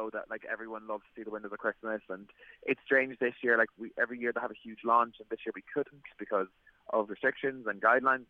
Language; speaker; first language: English; native; English